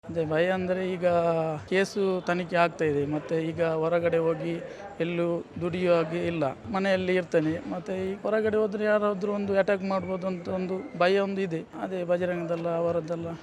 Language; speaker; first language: Kannada; non-native, local second language; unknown